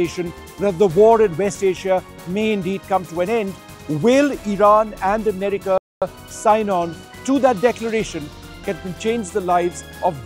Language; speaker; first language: English; non-native, local second language; Bangla